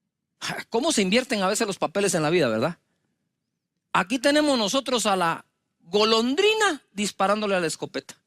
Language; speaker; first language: Spanish; native; Spanish